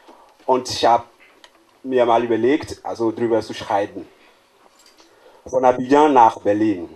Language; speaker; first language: German; non-native, fluent; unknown